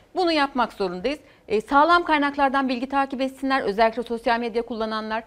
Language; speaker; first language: Turkish; native; Turkish